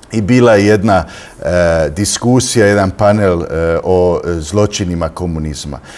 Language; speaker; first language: Croatian; early bilingual, heritage; Croatian